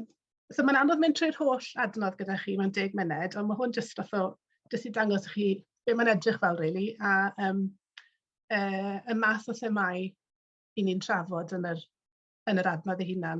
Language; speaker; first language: Welsh; native; Welsh